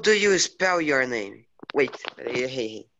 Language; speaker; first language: English; non-native, learner; Portuguese